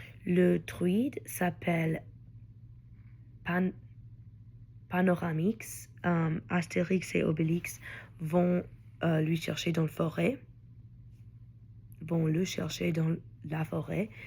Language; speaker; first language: French; non-native, learner; English